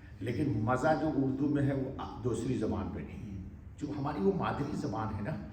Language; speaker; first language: Urdu; native; Urdu